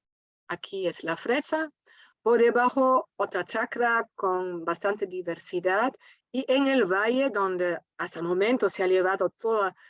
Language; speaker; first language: Spanish; non-native, fluent; German